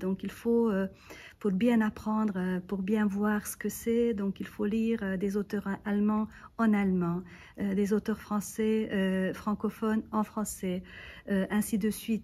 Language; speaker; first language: French; non-native, fluent; Hungarian